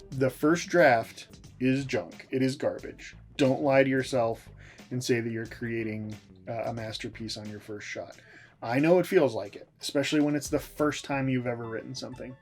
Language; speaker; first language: English; native; English